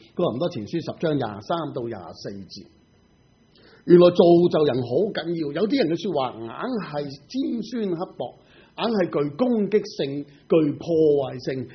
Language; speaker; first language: Chinese; non-native, local second language; Cantonese